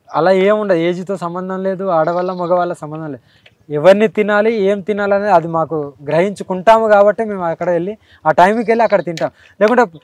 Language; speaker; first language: Telugu; native; Telugu